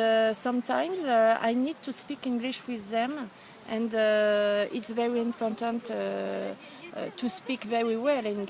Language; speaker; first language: English; non-native, learner; French